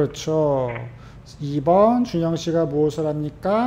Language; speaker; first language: Korean; native; Korean